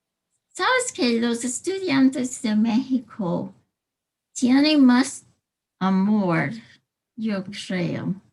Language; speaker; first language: Spanish; early bilingual, heritage; English